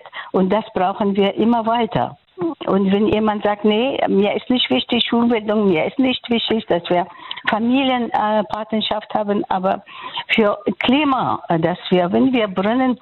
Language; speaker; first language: German; non-native, fluent; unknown